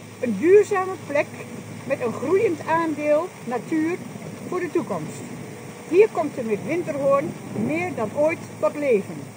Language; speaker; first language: Dutch; native; Dutch